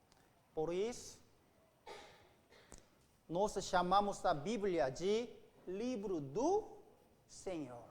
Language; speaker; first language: Portuguese; non-native, fluent; Korean